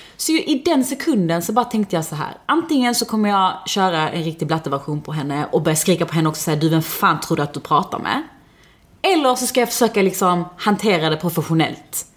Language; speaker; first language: Swedish; early bilingual, other home language; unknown